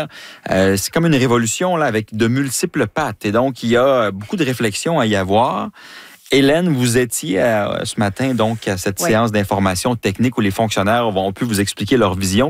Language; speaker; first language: French; native; French